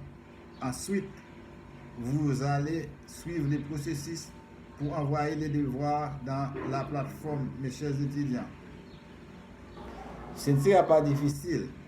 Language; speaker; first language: French; non-native, fluent; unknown